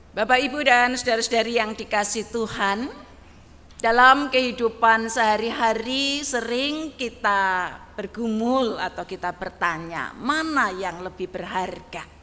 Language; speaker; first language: Indonesian; non-native, local second language; Javanese